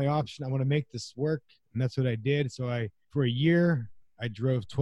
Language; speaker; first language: English; native; English